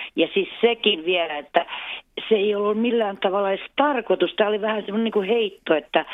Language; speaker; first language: Finnish; non-native, local second language; Swedish